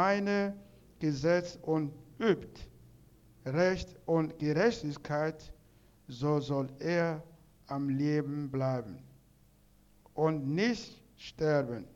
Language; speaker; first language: German; non-native, learner; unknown